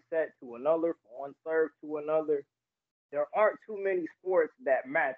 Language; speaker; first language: English; native; English